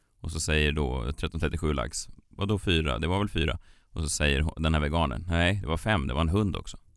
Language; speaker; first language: Swedish; native; Swedish